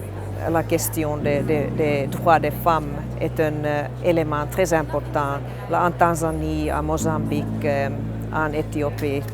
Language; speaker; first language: French; non-native, fluent; Finnish